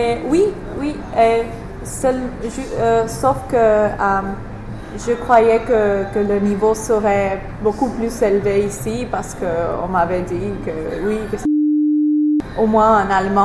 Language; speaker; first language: French; non-native, fluent; English